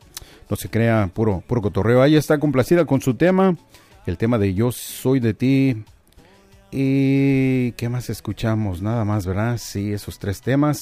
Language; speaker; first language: Spanish; native; Spanish